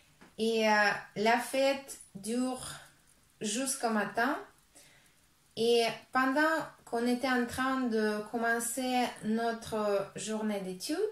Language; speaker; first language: French; non-native, fluent; Russian